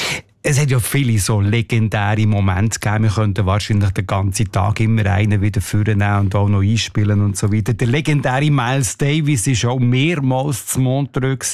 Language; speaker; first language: German; native; German